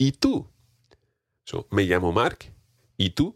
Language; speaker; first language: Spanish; non-native, fluent; English